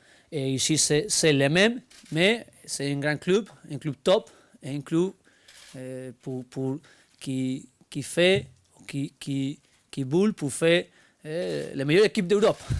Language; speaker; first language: French; non-native, learner; Spanish